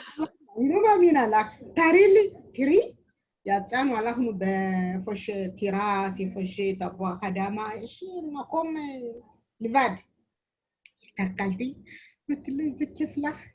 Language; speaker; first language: Hebrew; non-native, learner; Amharic